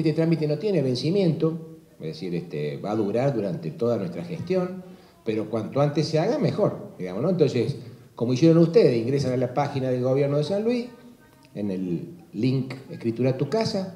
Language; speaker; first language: Spanish; native; Spanish